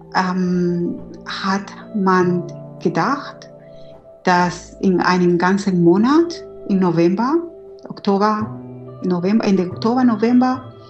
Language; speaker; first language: German; non-native, fluent; Spanish